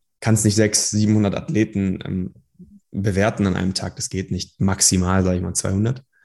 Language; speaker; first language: German; early bilingual, other home language; Persian